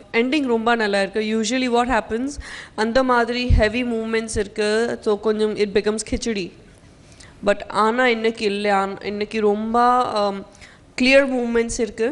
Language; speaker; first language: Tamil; non-native, fluent; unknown